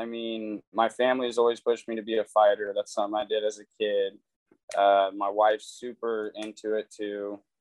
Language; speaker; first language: English; native; English